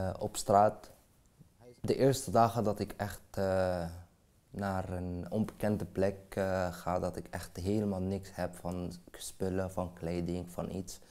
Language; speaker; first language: Dutch; non-native, fluent; Arabic